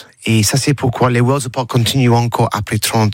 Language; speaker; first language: French; non-native, learner; English